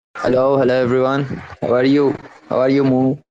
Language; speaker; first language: English; non-native, learner; Persian